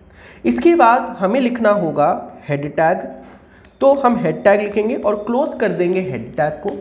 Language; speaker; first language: Hindi; native; Hindi